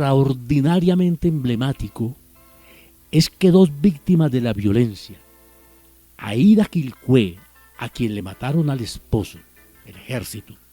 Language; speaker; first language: Spanish; native; Spanish